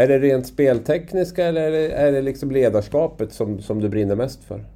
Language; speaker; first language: Swedish; native; Swedish